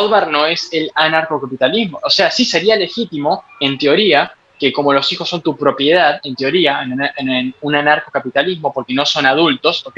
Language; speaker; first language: Spanish; native; Spanish